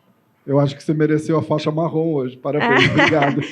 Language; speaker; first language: Portuguese; native; Portuguese